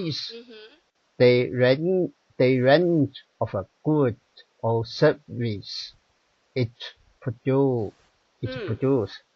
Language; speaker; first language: English; non-native, learner; Chinese